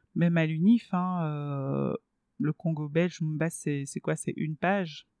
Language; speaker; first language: French; non-native, fluent; Swahili